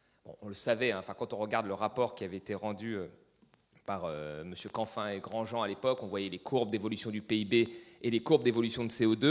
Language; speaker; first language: French; native; French